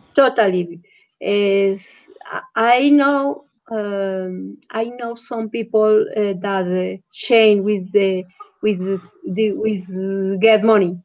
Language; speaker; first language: English; non-native, learner; Spanish